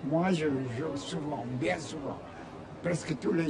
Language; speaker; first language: French; non-native, learner; Chinese